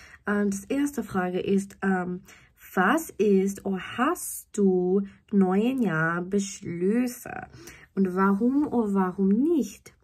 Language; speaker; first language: German; non-native, learner; English